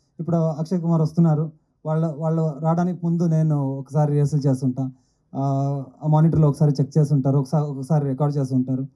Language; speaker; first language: Telugu; native; Telugu